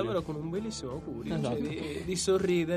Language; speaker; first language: Italian; native; Italian